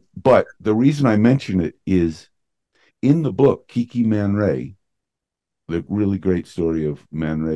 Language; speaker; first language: English; native; English